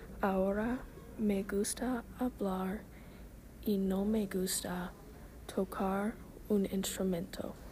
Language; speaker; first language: Spanish; non-native, learner; English